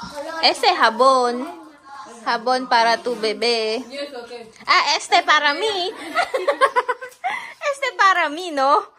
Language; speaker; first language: Spanish; non-native, learner; Filipino